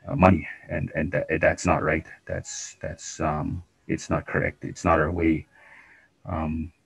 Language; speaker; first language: English; non-native, fluent; Cree